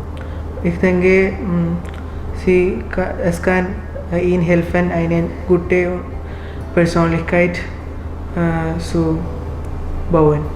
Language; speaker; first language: German; non-native, learner; Malayalam